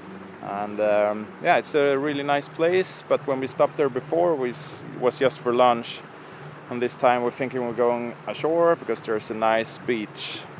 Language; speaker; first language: English; non-native, fluent; Swedish